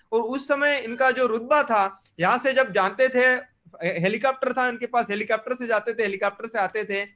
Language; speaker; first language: Hindi; non-native, local second language; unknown